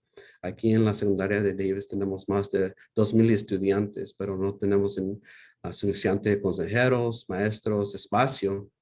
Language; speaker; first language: Spanish; early bilingual, heritage; Spanish